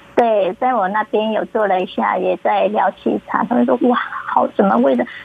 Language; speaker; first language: Chinese; native; Chinese